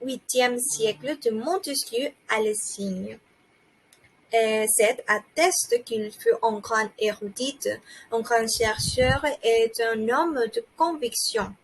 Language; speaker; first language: French; non-native, learner; Spanish